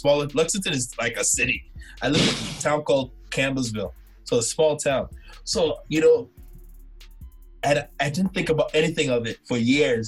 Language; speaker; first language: English; non-native, local second language; Yoruba